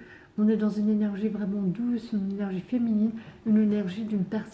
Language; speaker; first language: French; native; French